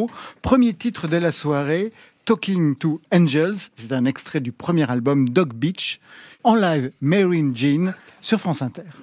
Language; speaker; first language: French; native; French